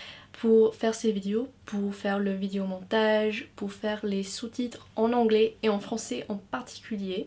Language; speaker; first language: French; non-native, fluent; English